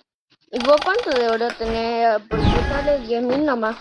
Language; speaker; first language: Spanish; native; Spanish